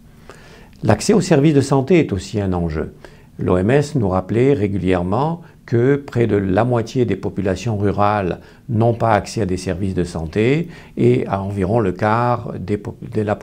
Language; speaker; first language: French; native; French